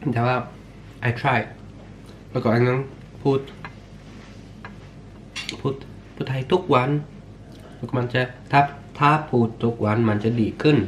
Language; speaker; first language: Thai; early bilingual, heritage; Swedish